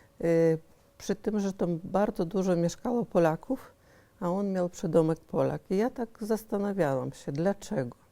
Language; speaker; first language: Polish; early bilingual, heritage; Polish